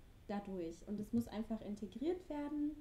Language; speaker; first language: German; native; German